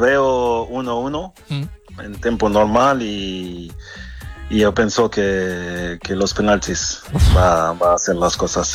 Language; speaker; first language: Spanish; non-native, fluent; French